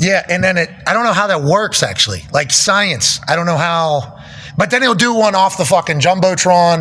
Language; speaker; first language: English; native; English